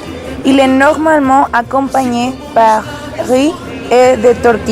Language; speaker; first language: French; non-native, learner; Spanish